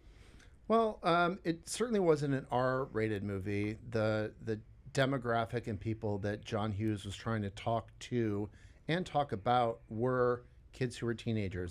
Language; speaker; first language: English; native; English